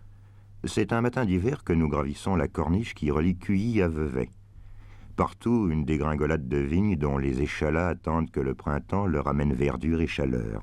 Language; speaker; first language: French; native; French